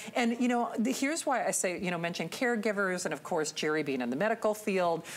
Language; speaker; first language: English; native; English